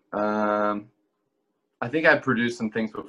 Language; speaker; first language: English; native; English